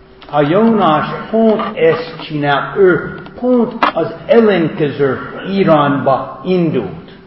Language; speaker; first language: Hungarian; non-native, fluent; English